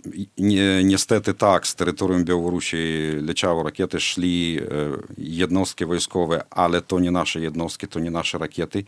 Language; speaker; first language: Polish; non-native, fluent; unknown